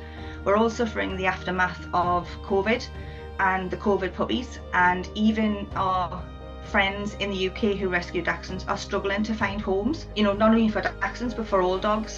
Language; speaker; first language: English; native; English